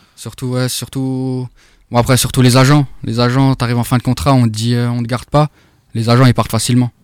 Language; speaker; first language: French; native; French